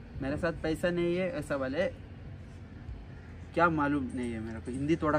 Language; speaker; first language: Hindi; non-native, local second language; Malayalam